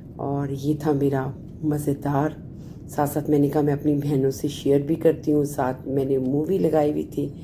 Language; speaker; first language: Urdu; native; Urdu